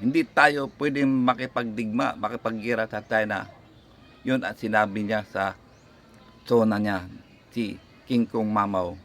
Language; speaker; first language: Filipino; native; Filipino